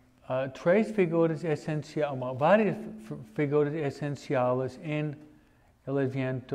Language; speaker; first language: Spanish; non-native, fluent; English